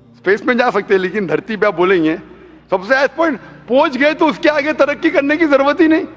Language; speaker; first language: Hindi; non-native, local second language; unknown